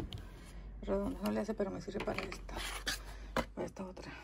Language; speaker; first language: Spanish; native; Spanish